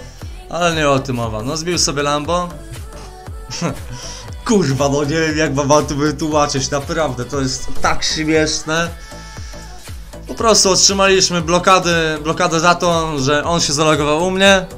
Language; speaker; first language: Polish; native; Polish